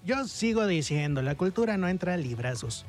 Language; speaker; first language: Spanish; native; Spanish